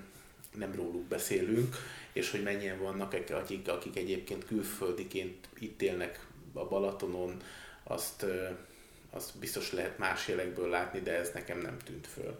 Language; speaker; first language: Hungarian; native; Hungarian